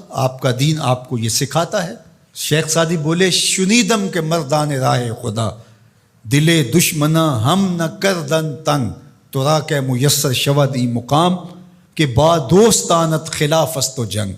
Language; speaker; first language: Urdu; non-native, local second language; Punjabi